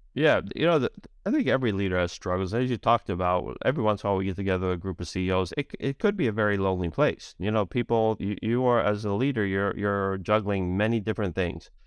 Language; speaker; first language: English; native; English